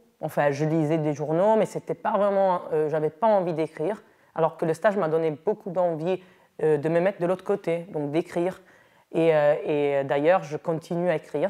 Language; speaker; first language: French; non-native, local second language; Italian